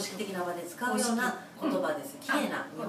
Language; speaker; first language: Japanese; native; Japanese